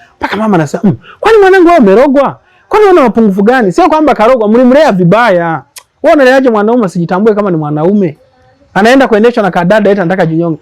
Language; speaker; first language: Swahili; native; Swahili